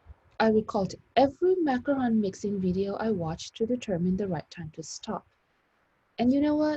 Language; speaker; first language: English; non-native, fluent; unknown